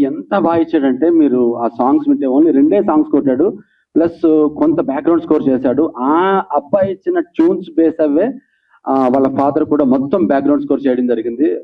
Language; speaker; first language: Telugu; native; Telugu